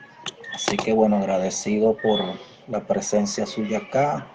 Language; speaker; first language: Spanish; native; Spanish